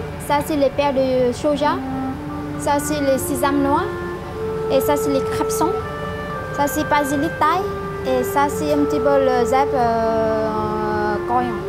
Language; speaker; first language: French; non-native, learner; Vietnamese